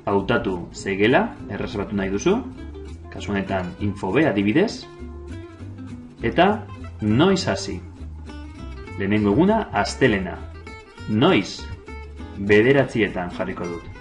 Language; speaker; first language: Basque; non-native, local second language; Spanish